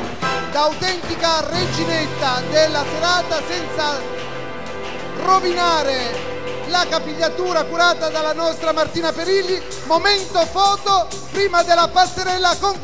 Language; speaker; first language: Italian; native; Italian